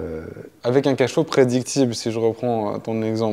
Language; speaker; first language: French; native; French